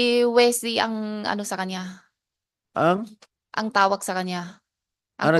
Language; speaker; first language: Filipino; non-native, learner; Chinese